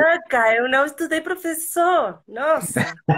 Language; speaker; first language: Portuguese; non-native, fluent; Spanish